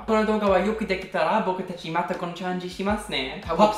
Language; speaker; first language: Japanese; non-native, learner; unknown